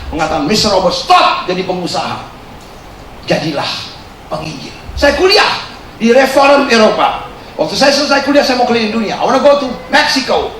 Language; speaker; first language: Indonesian; early bilingual, heritage; Indonesian